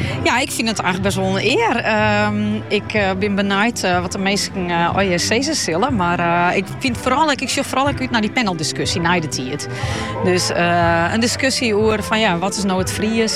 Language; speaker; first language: Dutch; native; Dutch